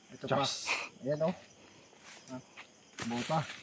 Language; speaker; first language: Filipino; native; Filipino